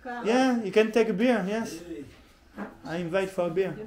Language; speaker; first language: English; non-native, fluent; French